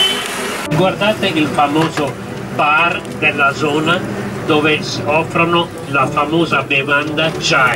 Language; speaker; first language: Italian; non-native, fluent; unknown